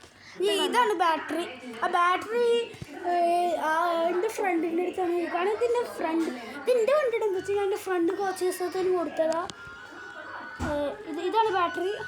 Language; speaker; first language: Malayalam; early bilingual, heritage; Malayalam